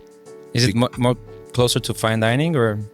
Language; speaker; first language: English; non-native, fluent; Romanian